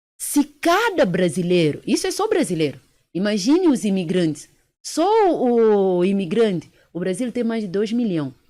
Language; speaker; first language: Portuguese; early bilingual, other home language; Upper Guinea Crioulo